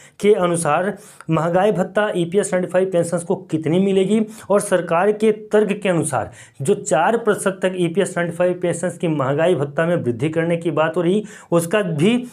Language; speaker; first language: Hindi; native; Hindi